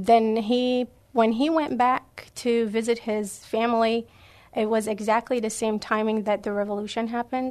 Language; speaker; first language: English; non-native, fluent; Persian